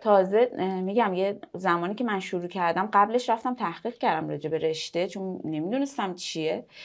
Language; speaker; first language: Persian; native; Persian